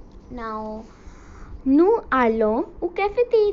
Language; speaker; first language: French; non-native, learner; Hindi